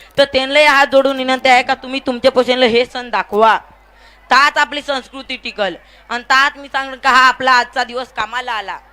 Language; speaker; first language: Marathi; non-native, local second language; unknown